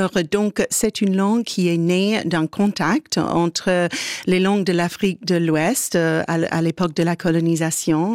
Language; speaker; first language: French; native; French